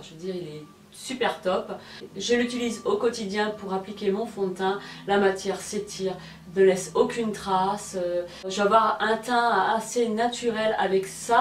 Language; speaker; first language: French; native; French